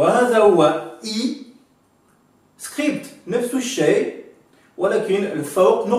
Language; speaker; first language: Arabic; non-native, fluent; French